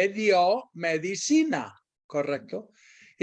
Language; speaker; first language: Spanish; non-native, fluent; English